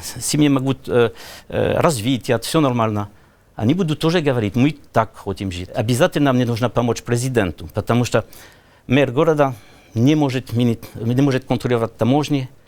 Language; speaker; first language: Russian; non-native, learner; French